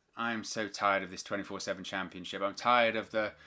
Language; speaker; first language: English; native; English